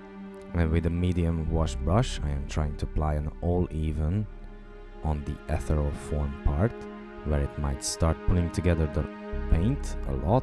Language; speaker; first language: English; non-native, fluent; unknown